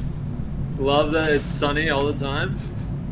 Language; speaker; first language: English; early bilingual, other home language; Spanish